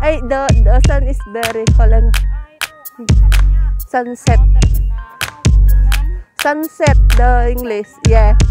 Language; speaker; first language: English; non-native, learner; Filipino